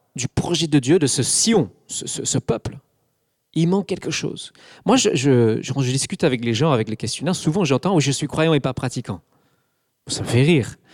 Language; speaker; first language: French; non-native, fluent; English